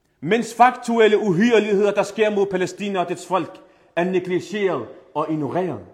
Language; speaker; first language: Danish; early bilingual, other home language; Arabic